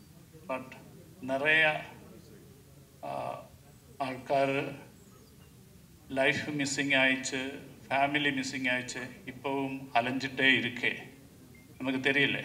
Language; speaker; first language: Tamil; non-native, learner; Malayalam